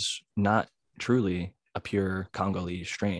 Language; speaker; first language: English; native; English